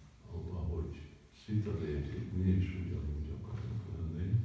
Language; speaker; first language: Hungarian; early bilingual, heritage; Hungarian